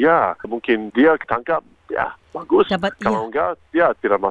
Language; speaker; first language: Indonesian; non-native, fluent; Croatian